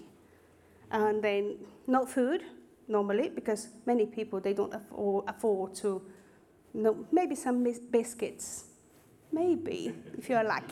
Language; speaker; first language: English; non-native, fluent; Portuguese